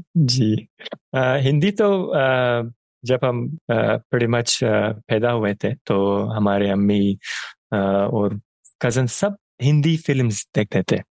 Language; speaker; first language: Urdu; non-native, fluent; Persian